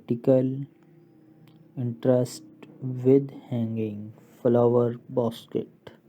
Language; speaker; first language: English; non-native, local second language; Urdu